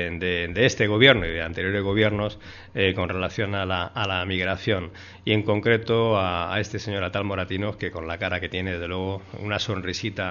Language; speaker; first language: Spanish; native; Spanish